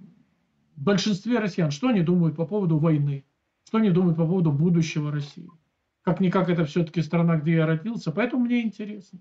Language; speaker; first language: Russian; native; Russian